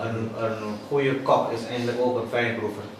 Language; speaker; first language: Dutch; native; Dutch